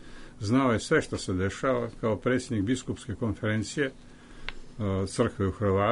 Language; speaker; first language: Serbian; native; Serbian